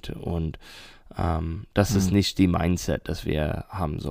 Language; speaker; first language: German; non-native, learner; English